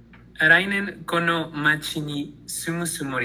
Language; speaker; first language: Japanese; non-native, learner; Spanish